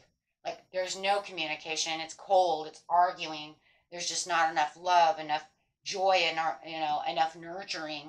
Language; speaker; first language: English; native; English